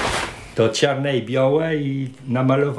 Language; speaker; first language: Polish; early bilingual, heritage; French